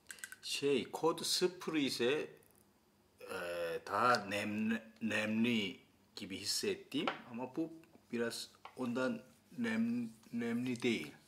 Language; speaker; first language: Turkish; non-native, fluent; Korean